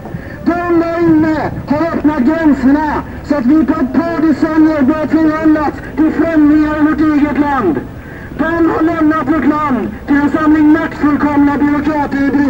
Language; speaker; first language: Swedish; native; Swedish